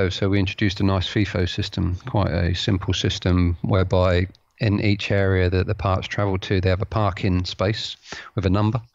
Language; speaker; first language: English; native; English